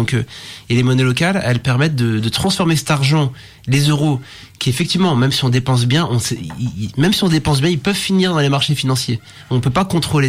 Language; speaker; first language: French; native; French